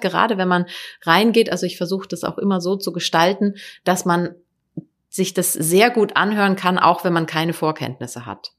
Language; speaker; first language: German; native; German